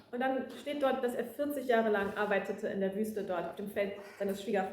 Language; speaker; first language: German; native; German